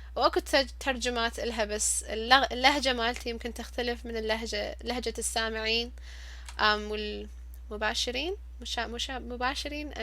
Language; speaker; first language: Arabic; early bilingual, heritage; Arabic